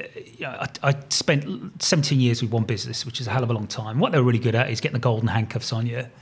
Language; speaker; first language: English; native; English